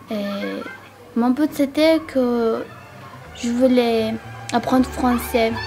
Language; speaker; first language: French; non-native, learner; Georgian